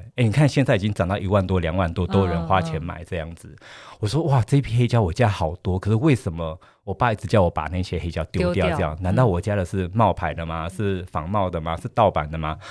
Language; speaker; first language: Chinese; native; Chinese